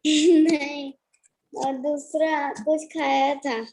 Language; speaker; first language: Hindi; non-native, local second language; Gujarati